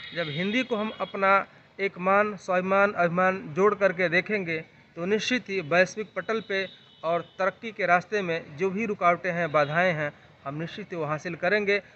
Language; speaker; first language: Hindi; native; Hindi